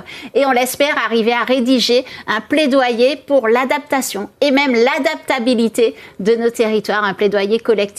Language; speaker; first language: French; native; French